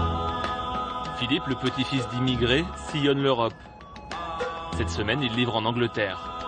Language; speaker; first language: French; native; French